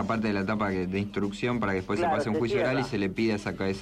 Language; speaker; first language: Spanish; native; Spanish